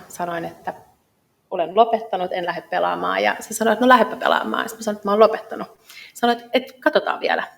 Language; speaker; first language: Finnish; native; Finnish